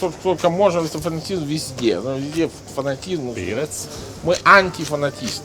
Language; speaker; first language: Russian; non-native, fluent; Italian